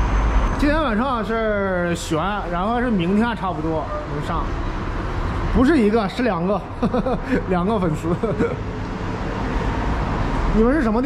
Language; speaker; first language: Chinese; native; Chinese